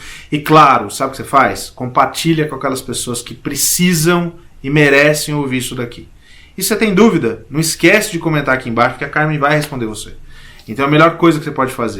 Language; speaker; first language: Portuguese; native; Portuguese